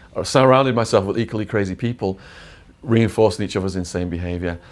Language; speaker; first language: English; native; English